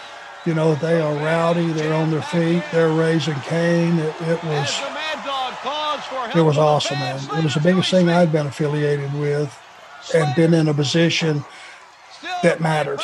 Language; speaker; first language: English; native; English